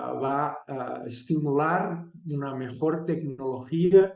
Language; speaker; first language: Spanish; non-native, fluent; Portuguese